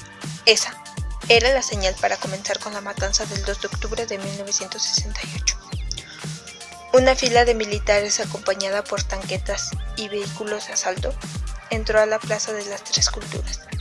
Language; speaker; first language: Spanish; native; Spanish